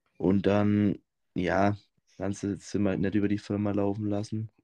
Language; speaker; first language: German; native; German